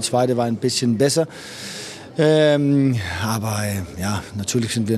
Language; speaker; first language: German; non-native, fluent; Danish